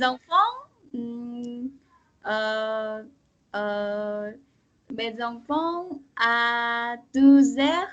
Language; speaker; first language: French; non-native, learner; Korean